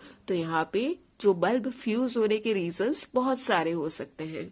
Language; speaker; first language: Hindi; non-native, local second language; Gujarati